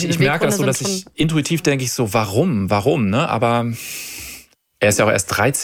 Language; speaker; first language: German; native; German